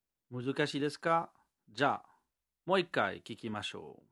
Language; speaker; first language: Japanese; non-native, learner; French